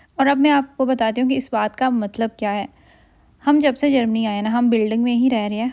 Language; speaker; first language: Urdu; native; Urdu